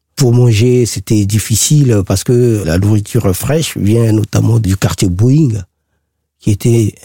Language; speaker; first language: French; non-native, local second language; Sango